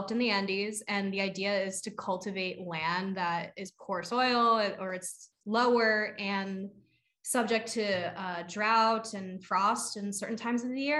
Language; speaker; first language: English; native; English